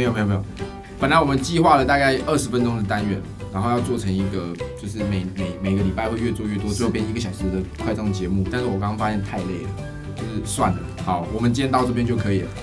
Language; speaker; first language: Chinese; native; Chinese